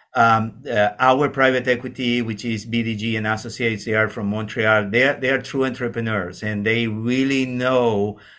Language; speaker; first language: English; non-native, fluent; Spanish